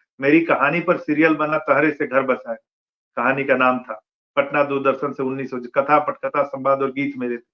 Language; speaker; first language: Hindi; non-native, local second language; Bhojpuri